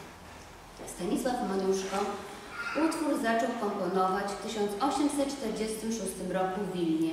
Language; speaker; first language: Polish; native; Polish